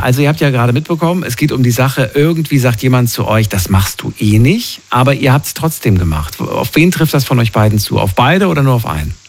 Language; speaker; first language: German; native; German